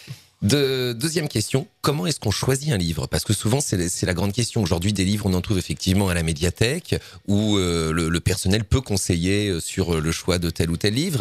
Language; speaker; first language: French; native; French